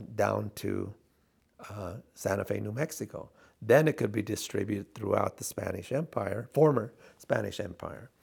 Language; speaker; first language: English; native; English